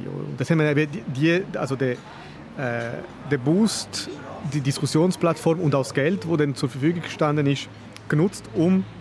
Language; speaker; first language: German; non-native, local second language; Italian